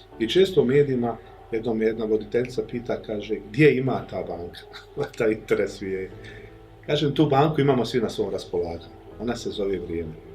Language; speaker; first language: Bosnian; native; Bosnian